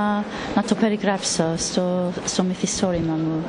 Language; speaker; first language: Greek; non-native, fluent; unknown